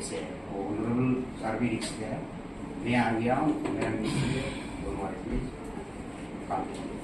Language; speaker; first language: Hindi; non-native, local second language; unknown